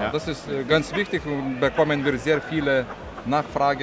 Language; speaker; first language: German; non-native, fluent; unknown